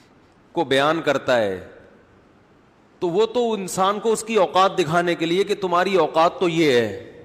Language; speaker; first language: Urdu; native; Urdu